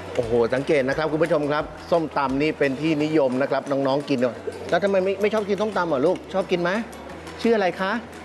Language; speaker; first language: Thai; native; Thai